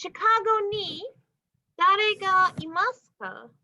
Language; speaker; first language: Japanese; non-native, fluent; English